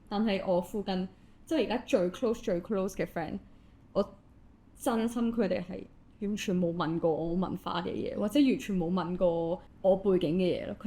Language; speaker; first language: Cantonese; early bilingual, other home language; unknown